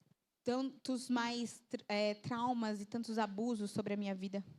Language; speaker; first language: Portuguese; native; Portuguese